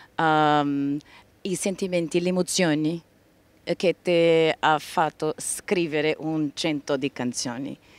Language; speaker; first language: Italian; non-native, learner; Portuguese